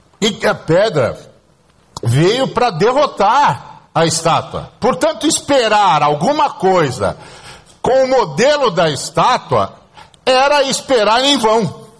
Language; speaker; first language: Portuguese; native; Portuguese